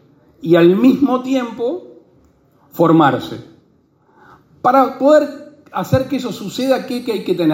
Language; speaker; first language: Spanish; native; Spanish